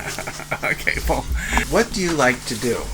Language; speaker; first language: English; native; English